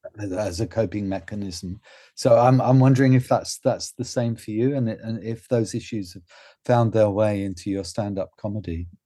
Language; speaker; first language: English; native; English